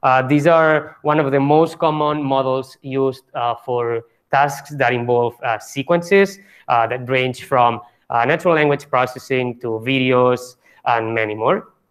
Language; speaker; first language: English; non-native, fluent; Catalan